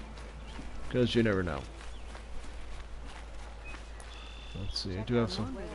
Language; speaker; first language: English; native; English